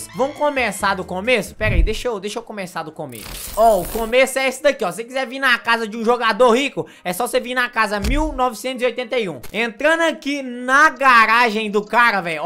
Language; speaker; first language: Portuguese; native; Portuguese